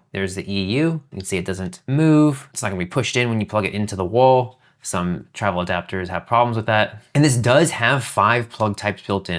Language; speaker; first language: English; native; English